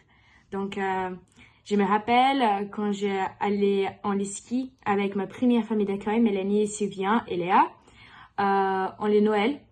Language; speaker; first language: French; non-native, learner; Portuguese